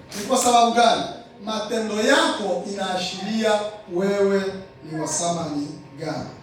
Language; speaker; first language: Swahili; non-native, local second language; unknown